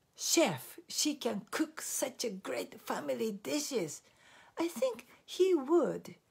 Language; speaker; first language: English; non-native, fluent; Japanese